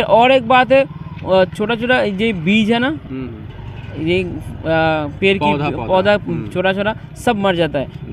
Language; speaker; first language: Hindi; non-native, learner; Bangla